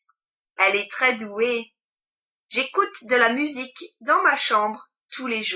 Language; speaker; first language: French; non-native, learner; English